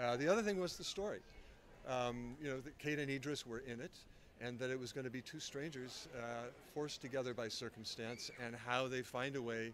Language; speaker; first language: English; native; English